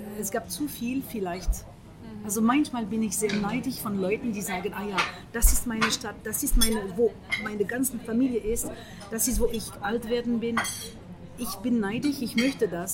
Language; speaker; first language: German; non-native, fluent; French